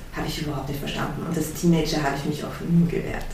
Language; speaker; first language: German; early bilingual, heritage; German